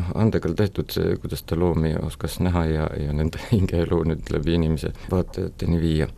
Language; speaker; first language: Estonian; native; Estonian